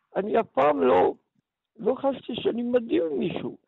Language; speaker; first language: Hebrew; early bilingual, other home language; Polish